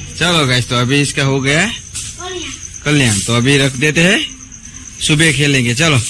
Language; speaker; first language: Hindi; non-native, local second language; Gujarati